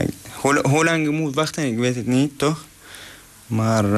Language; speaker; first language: Dutch; non-native, learner; Arabic